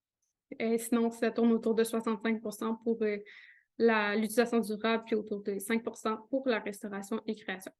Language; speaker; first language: French; native; French